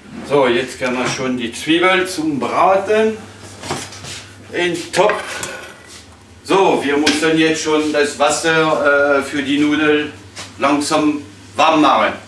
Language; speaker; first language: German; non-native, fluent; French